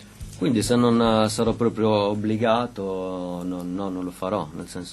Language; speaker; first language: Italian; native; Italian